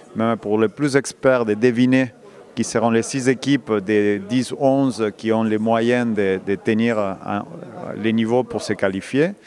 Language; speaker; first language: French; non-native, fluent; Spanish